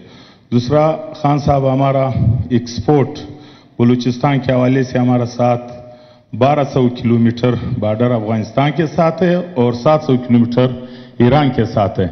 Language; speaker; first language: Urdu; non-native, local second language; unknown